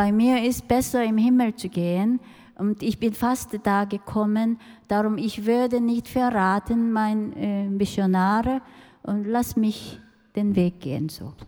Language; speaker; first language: German; non-native, fluent; Korean